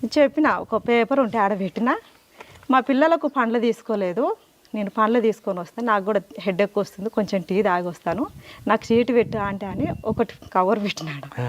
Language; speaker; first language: Telugu; native; Telugu